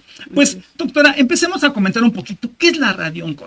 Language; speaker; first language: Spanish; native; Spanish